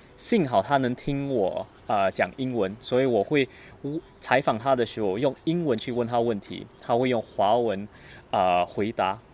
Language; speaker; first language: Chinese; non-native, learner; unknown